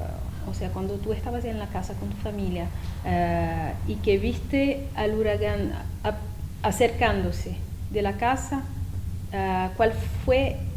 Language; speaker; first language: Spanish; non-native, fluent; French